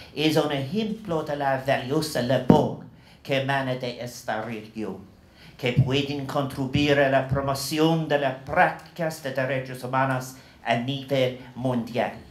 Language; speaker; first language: Spanish; non-native, learner; English